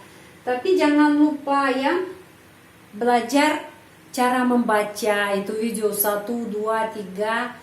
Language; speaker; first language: Indonesian; non-native, fluent; Russian